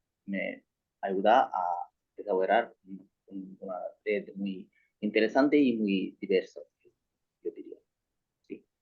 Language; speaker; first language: Spanish; non-native, learner; Bangla